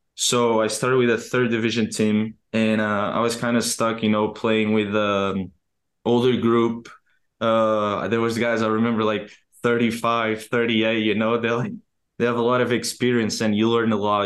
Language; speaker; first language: English; non-native, fluent; Portuguese